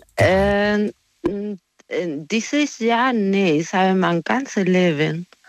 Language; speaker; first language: German; non-native, learner; Spanish